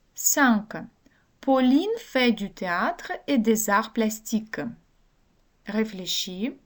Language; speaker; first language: French; non-native, fluent; Ukrainian